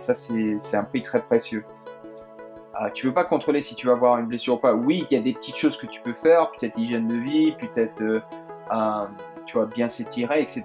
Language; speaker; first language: French; early bilingual, heritage; French